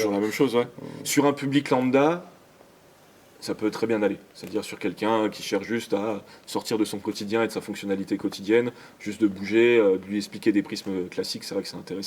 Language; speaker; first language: French; native; French